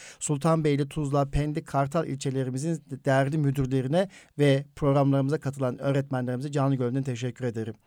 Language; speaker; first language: Turkish; native; Turkish